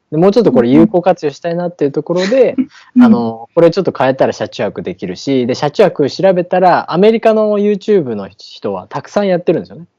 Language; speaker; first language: Japanese; native; Japanese